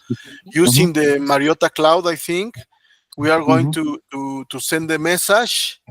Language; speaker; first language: English; non-native, learner; Spanish